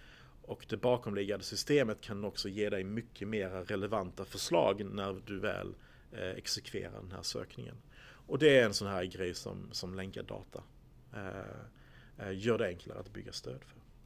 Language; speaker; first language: Swedish; native; Swedish